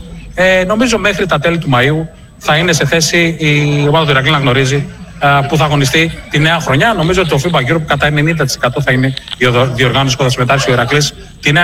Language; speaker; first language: Greek; native; Greek